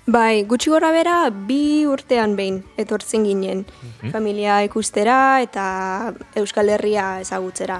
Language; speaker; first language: Basque; non-native, learner; English